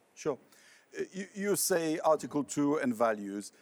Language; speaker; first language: English; non-native, fluent; Polish